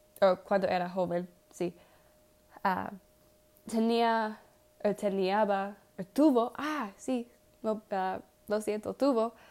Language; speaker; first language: Spanish; non-native, learner; English